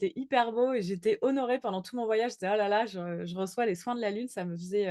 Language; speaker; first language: French; native; French